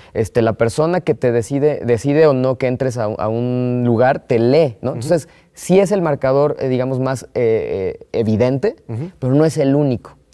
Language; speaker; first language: Spanish; native; Spanish